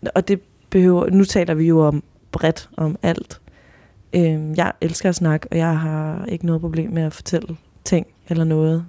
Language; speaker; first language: Danish; early bilingual, other home language; Spanish